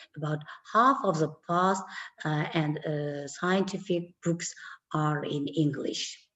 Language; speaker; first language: English; non-native, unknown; Kazakh